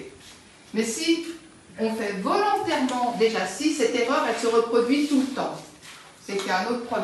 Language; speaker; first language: French; native; French